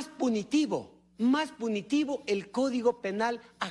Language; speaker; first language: Spanish; native; Spanish